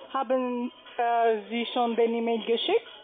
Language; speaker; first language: German; non-native, learner; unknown